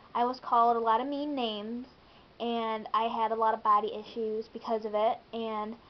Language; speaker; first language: English; native; English